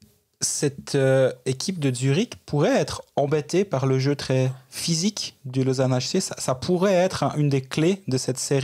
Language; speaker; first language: French; native; French